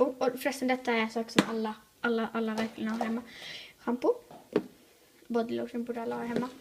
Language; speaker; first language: Swedish; native; Swedish